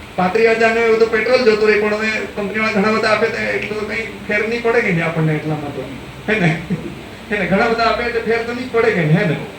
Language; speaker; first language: Gujarati; non-native, local second language; Gamit